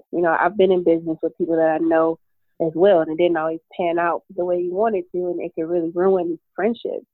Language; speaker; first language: English; native; English